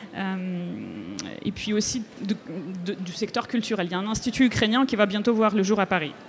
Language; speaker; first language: French; non-native, fluent; Ukrainian